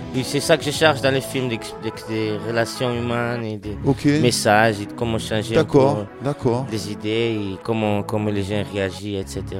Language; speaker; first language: French; non-native, learner; English